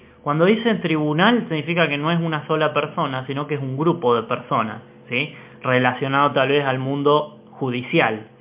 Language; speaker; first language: Spanish; native; Spanish